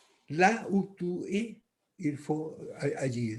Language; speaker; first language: French; non-native, fluent; Spanish